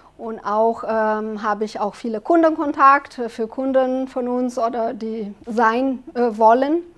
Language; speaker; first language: German; non-native, fluent; Portuguese